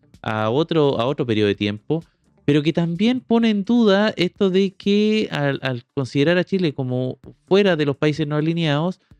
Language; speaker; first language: Spanish; native; Spanish